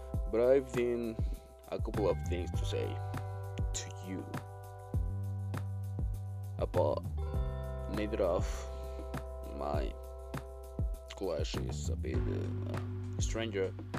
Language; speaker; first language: English; non-native, learner; Spanish